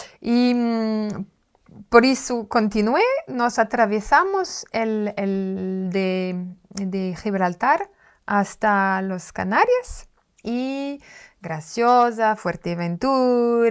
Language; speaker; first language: Spanish; non-native, learner; French